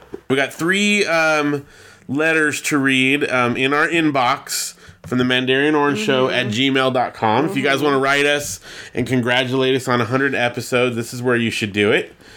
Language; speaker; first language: English; native; English